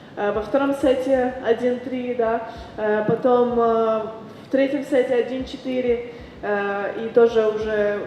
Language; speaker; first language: Russian; native; Russian